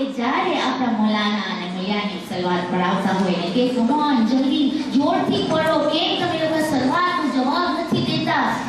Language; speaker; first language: Gujarati; early bilingual, heritage; Gujarati